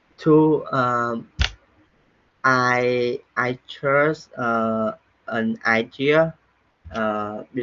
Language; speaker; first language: English; non-native, learner; Vietnamese